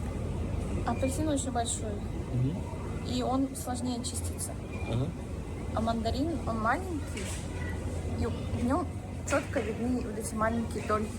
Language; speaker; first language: Russian; native; Russian